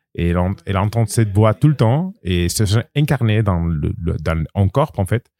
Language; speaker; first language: French; non-native, learner; Spanish